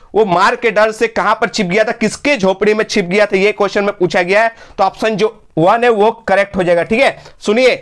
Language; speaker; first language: Hindi; non-native, local second language; Bangla